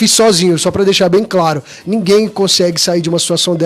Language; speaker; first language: Portuguese; native; Portuguese